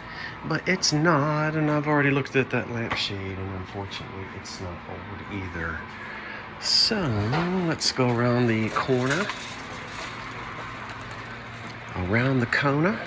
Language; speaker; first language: English; native; English